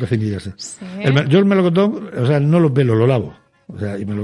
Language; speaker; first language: Spanish; native; Spanish